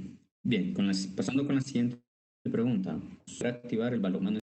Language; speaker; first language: Spanish; native; Spanish